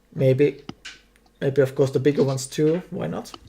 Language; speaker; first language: English; non-native, fluent; Finnish